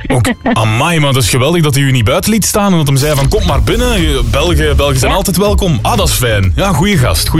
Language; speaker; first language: Dutch; native; Dutch